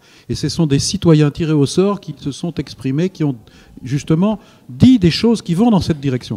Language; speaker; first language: French; native; French